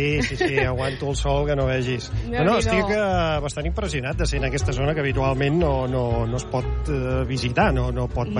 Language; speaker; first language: Catalan; native; Catalan